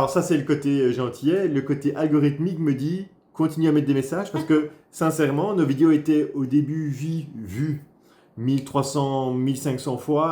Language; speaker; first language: French; native; French